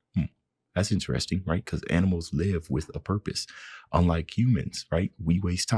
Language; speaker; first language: English; native; English